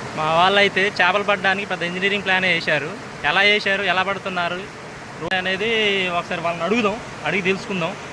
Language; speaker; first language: Telugu; non-native, local second language; Koya